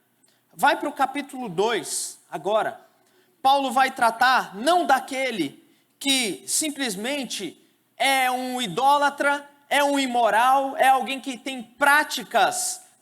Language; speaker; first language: Portuguese; native; Portuguese